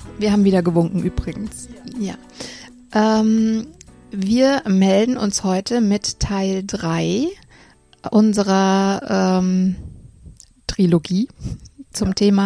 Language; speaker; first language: German; native; German